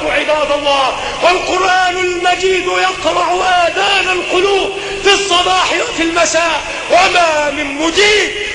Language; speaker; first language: Arabic; non-native, local second language; Ngazidja Comorian